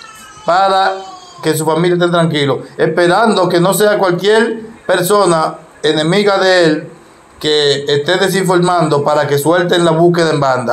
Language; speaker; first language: Spanish; native; Spanish